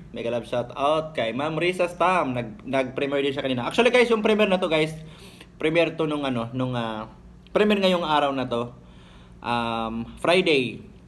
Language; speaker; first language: Filipino; non-native, local second language; Cebuano